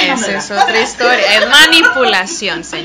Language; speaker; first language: Spanish; native; Spanish